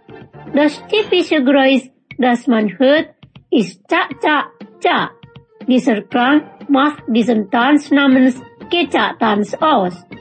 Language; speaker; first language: German; non-native, fluent; Indonesian